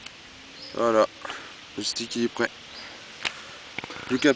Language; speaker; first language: French; native; French